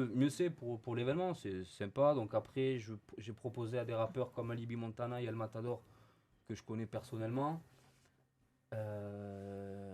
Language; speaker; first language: French; native; French